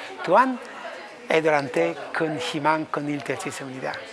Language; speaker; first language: Korean; non-native, fluent; Italian